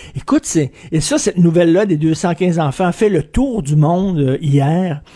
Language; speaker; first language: French; native; French